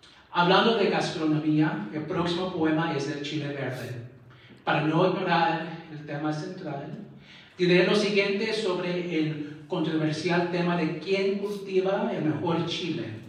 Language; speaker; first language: Spanish; early bilingual, heritage; Spanish